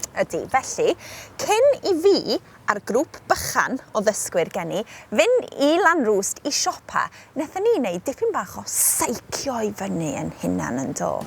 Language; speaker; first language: Welsh; native; Welsh